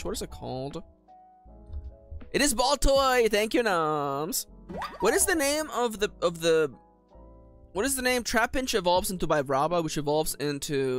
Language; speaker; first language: English; native; English